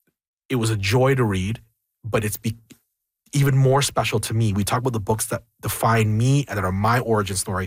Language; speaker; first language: English; early bilingual, other home language; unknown